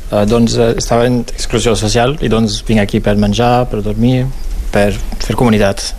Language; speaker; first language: Catalan; non-native, local second language; Spanish